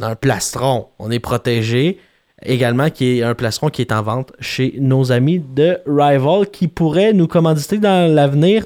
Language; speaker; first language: French; native; French